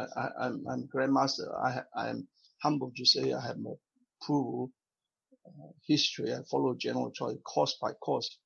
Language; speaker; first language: English; non-native, fluent; Vietnamese